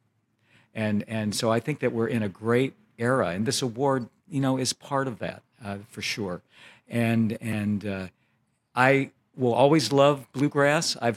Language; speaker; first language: English; native; English